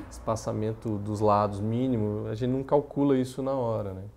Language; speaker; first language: Portuguese; native; Portuguese